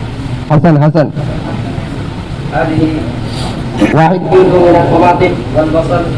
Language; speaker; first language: Arabic; non-native, learner; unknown